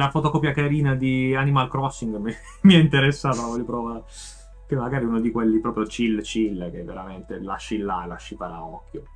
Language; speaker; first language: Italian; native; Italian